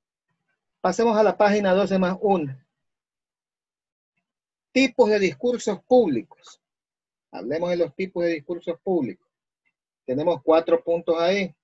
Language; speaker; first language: Spanish; native; Spanish